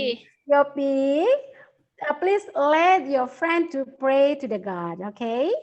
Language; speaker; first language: English; non-native, learner; Indonesian